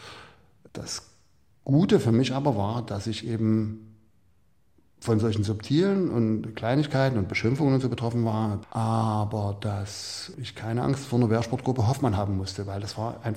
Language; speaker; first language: German; native; German